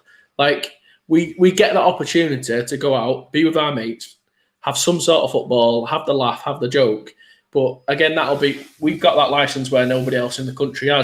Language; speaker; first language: English; native; English